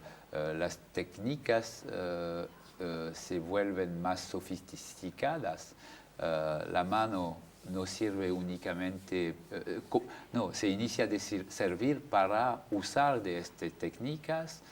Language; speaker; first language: Spanish; non-native, fluent; French